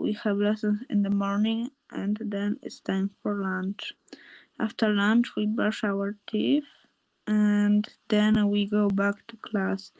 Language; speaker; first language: English; non-native, learner; Polish